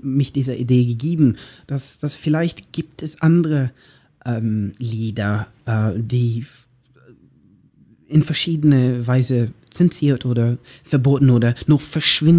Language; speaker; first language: German; non-native, learner; Norwegian